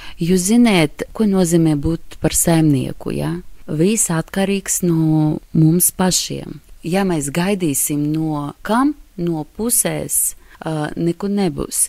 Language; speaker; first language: Latvian; non-native, local second language; Russian